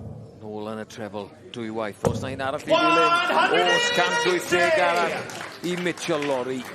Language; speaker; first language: Welsh; native; Welsh